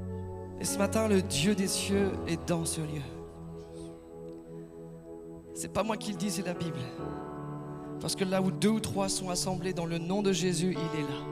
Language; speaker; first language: French; native; French